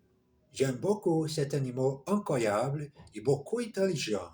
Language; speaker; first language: French; non-native, learner; English